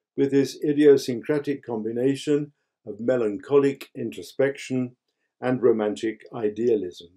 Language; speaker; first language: English; native; English